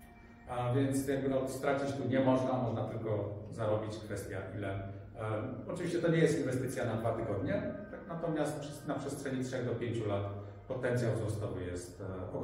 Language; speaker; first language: Polish; native; Polish